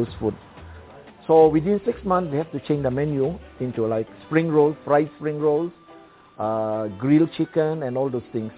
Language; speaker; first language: English; non-native, local second language; Cantonese